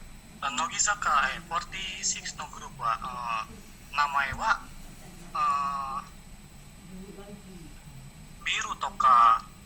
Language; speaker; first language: Japanese; non-native, learner; Indonesian